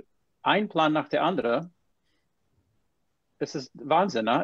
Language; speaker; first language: German; non-native, fluent; English